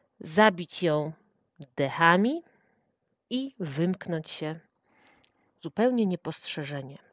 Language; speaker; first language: Polish; native; Polish